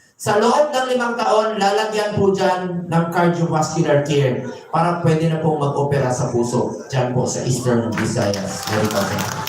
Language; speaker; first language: Filipino; non-native, local second language; Cebuano